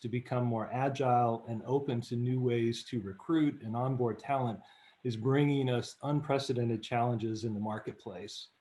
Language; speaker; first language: English; native; English